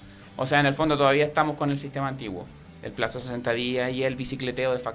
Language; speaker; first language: Spanish; native; Spanish